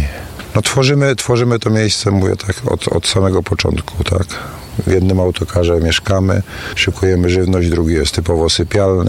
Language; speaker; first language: Polish; native; Polish